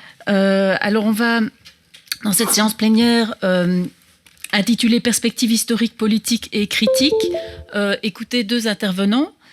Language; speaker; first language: French; native; French